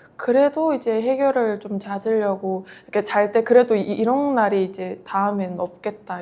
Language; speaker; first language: Korean; non-native, fluent; Mongolian